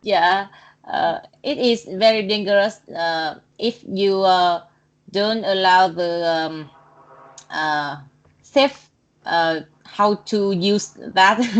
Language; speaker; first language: English; non-native, learner; Vietnamese